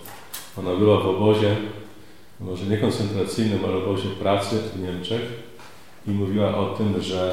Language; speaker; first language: Polish; native; Polish